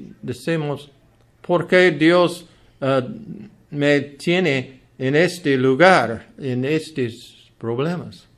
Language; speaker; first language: Spanish; non-native, learner; English